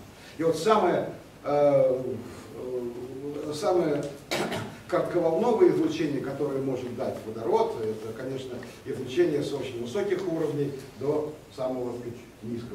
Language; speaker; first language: Russian; native; Russian